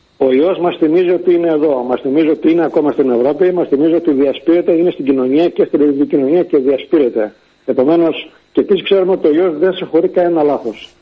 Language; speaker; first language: Greek; native; Greek